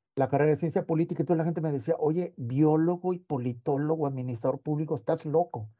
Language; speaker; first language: Spanish; native; Spanish